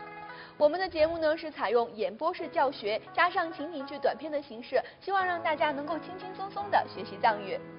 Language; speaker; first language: Chinese; native; Chinese